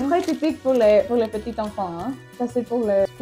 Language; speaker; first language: French; non-native, learner; Spanish